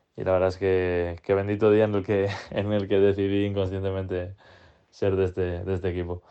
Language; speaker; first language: Spanish; native; Spanish